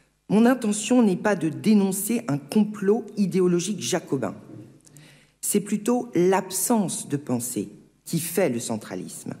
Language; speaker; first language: French; native; French